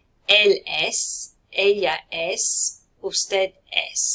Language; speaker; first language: Spanish; non-native, fluent; English